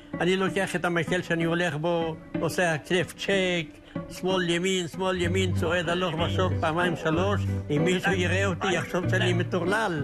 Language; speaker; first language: Hebrew; native; Hebrew